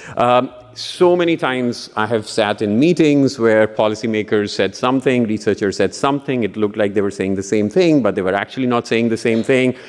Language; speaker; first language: English; non-native, local second language; Punjabi